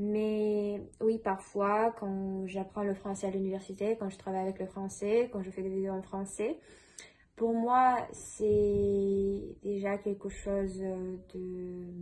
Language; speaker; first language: French; non-native, fluent; Russian